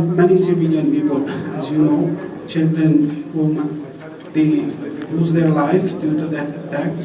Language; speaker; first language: English; non-native, fluent; Arabic